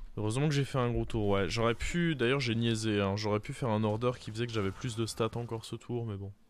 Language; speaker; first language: French; native; French